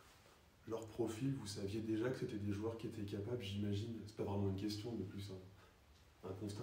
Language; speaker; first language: French; native; French